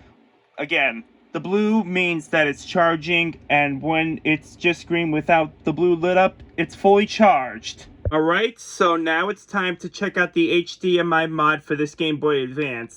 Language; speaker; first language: English; native; English